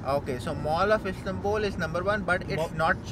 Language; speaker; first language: English; non-native, local second language; Hindi